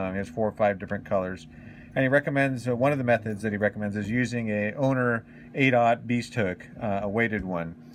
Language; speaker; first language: English; native; English